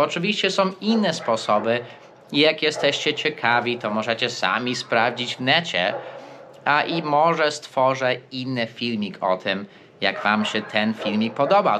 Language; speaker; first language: Polish; non-native, fluent; English